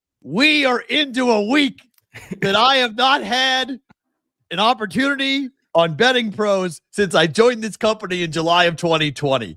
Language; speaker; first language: English; native; English